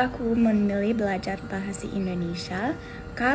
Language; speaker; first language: Indonesian; non-native, fluent; English